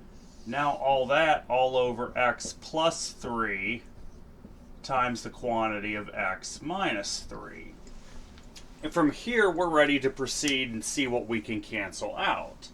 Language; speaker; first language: English; native; English